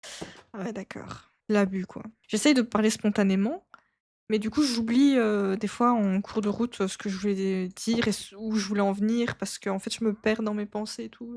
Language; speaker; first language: French; native; French